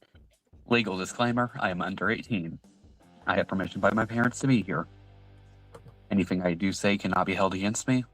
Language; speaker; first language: English; native; English